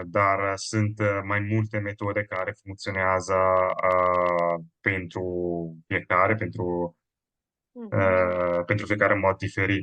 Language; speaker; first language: Romanian; non-native, fluent; Italian